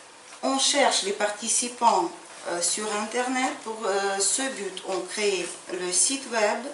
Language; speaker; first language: French; non-native, fluent; Ukrainian